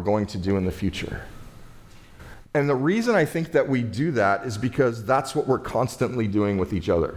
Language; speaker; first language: English; native; English